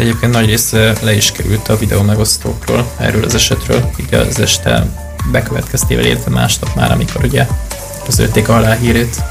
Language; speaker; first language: Hungarian; native; Hungarian